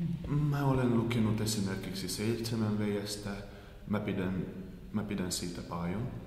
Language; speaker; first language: Finnish; non-native, learner; Hungarian